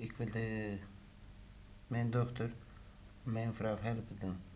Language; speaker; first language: Dutch; non-native, learner; Turkish